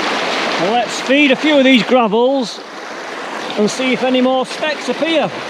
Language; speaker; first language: English; native; English